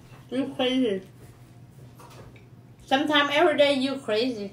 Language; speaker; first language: English; non-native, learner; Vietnamese